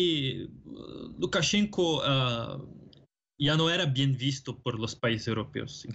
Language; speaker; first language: Spanish; non-native, fluent; Portuguese